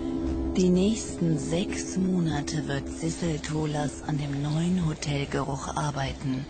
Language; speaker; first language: German; native; German